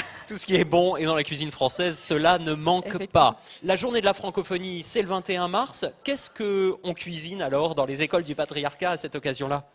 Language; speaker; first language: French; native; French